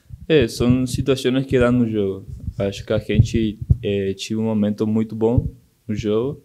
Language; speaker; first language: Portuguese; non-native, local second language; Spanish